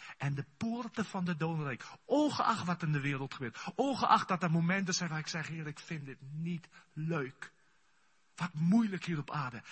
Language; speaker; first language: Dutch; non-native, fluent; Afrikaans